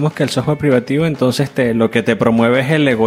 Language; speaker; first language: Spanish; native; Spanish